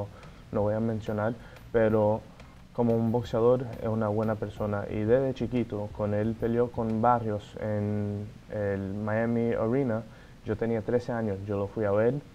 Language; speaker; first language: Spanish; non-native, fluent; Portuguese